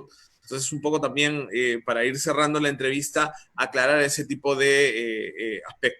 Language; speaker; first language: Spanish; native; Spanish